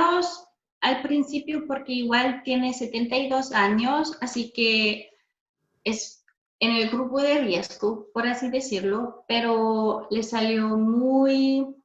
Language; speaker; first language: Spanish; non-native, fluent; German